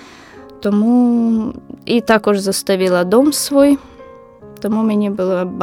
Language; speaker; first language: Ukrainian; non-native, local second language; Russian